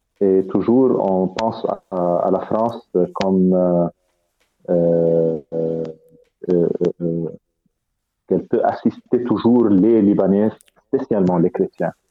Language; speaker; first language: French; non-native, fluent; Arabic